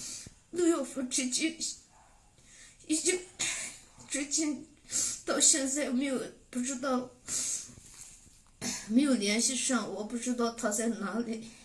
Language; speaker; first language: Chinese; non-native, local second language; Uyghur